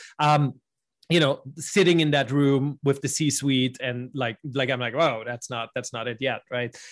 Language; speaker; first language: English; non-native, fluent; German